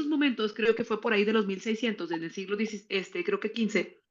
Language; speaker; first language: Spanish; native; Spanish